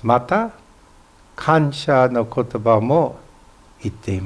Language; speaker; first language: Japanese; non-native, fluent; English